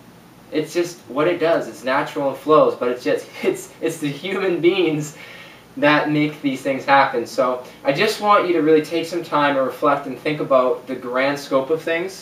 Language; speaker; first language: English; native; English